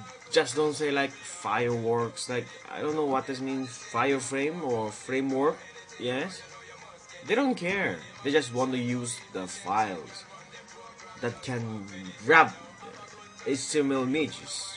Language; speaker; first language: English; non-native, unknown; Chinese